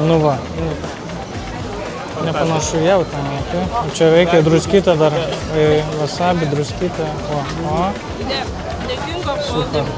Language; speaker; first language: Lithuanian; native; Lithuanian